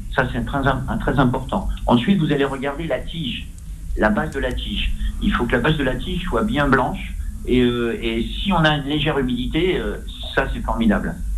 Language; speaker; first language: French; native; French